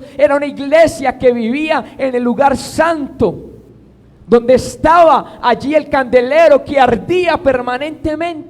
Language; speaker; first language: Spanish; native; Spanish